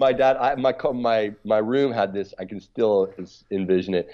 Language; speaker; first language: English; native; English